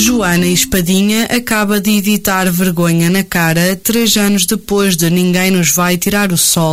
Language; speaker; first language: Portuguese; native; Portuguese